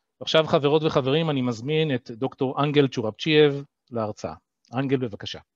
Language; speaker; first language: Hebrew; native; Hebrew